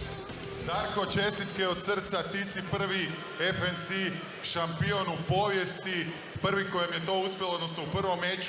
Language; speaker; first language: Croatian; native; Croatian